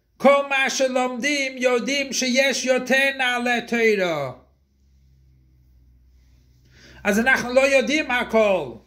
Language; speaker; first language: Hebrew; non-native, fluent; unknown